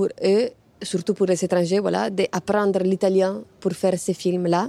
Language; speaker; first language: French; non-native, fluent; Italian